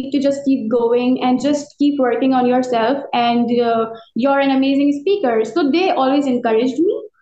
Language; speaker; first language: English; non-native, local second language; Urdu